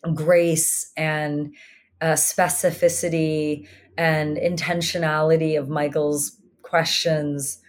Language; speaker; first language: English; native; English